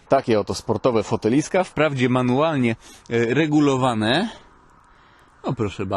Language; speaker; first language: Polish; native; Polish